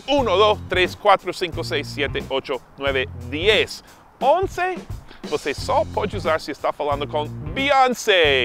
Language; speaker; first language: Portuguese; non-native, fluent; English